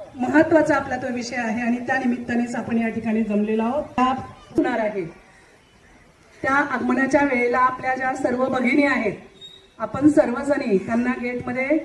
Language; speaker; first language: Marathi; native; Marathi